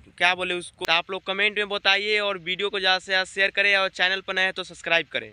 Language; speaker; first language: Hindi; native; Hindi